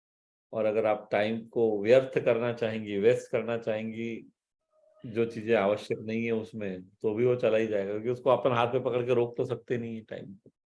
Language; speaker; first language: Hindi; native; Hindi